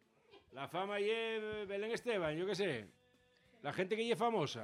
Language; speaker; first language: Spanish; native; Spanish